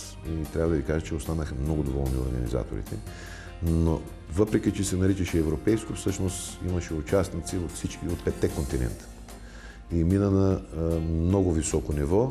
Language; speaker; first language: Bulgarian; native; Bulgarian